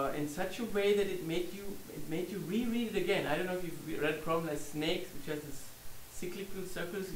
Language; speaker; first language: English; non-native, fluent; German